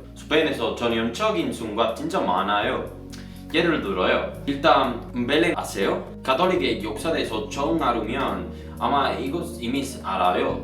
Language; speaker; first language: Korean; non-native, learner; Spanish